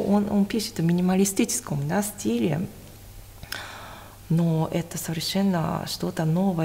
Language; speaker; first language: Russian; non-native, fluent; Japanese